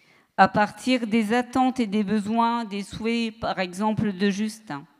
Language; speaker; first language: French; native; French